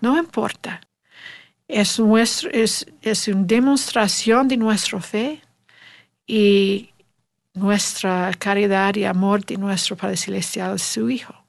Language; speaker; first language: Spanish; non-native, learner; English